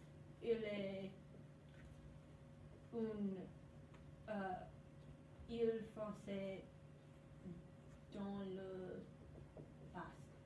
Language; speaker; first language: French; non-native, learner; English